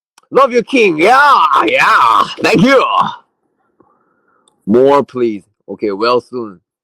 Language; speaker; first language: English; non-native, learner; Korean